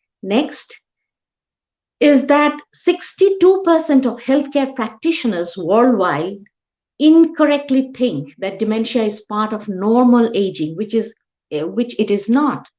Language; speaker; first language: English; non-native, local second language; Bangla